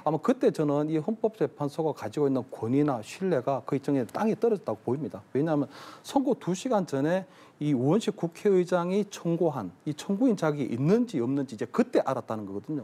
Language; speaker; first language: Korean; native; Korean